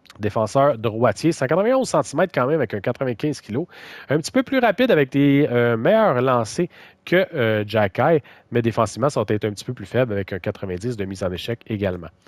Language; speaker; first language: French; native; French